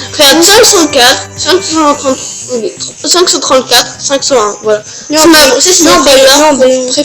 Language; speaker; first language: French; early bilingual, other home language; Romanian